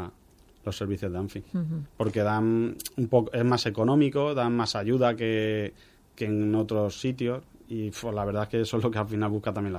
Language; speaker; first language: Spanish; native; Spanish